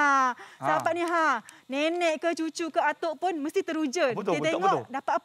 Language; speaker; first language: Malay; native; Malay